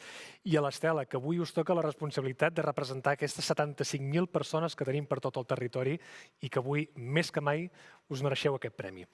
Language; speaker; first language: Catalan; native; Catalan